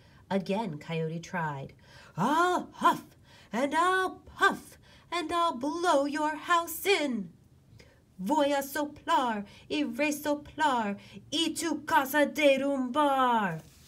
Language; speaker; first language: English; native; English